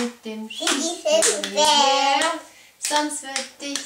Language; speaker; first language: German; native; German